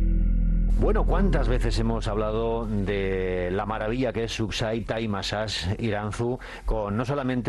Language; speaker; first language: Spanish; native; Spanish